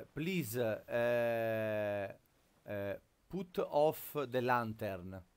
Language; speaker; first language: English; non-native, learner; Italian